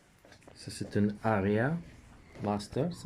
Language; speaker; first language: French; non-native, fluent; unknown